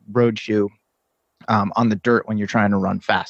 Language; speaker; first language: English; native; English